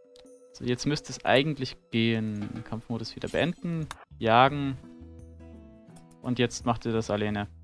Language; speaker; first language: German; native; German